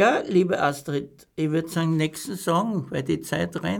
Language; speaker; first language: German; native; German